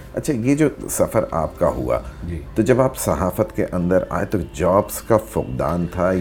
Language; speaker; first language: Urdu; native; Urdu